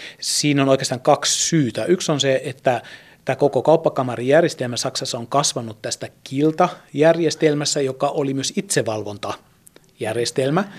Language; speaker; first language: Finnish; early bilingual, heritage; German